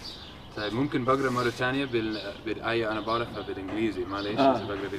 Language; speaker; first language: Arabic; non-native, learner; English